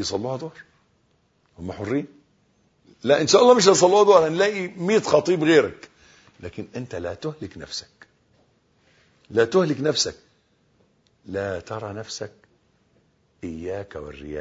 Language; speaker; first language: Arabic; native; Arabic